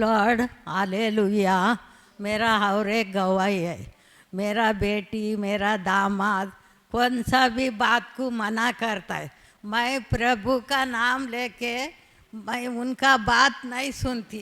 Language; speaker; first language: Hindi; non-native, local second language; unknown